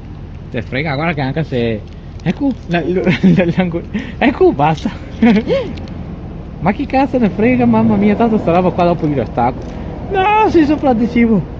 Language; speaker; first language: Italian; native; Italian